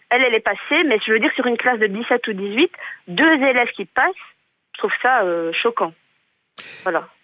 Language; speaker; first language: French; native; French